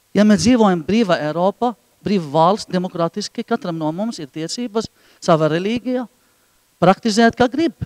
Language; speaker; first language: Latvian; non-native, fluent; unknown